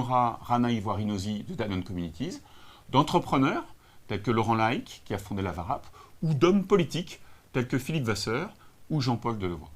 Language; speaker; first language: French; native; French